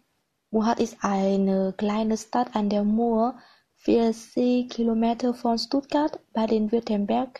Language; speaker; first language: German; non-native, learner; Vietnamese